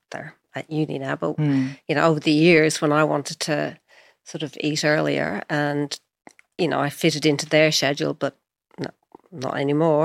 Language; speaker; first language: English; native; English